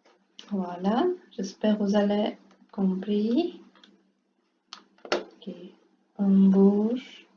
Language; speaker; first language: French; non-native, learner; Portuguese